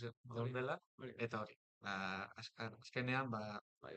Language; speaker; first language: Basque; non-native, local second language; Spanish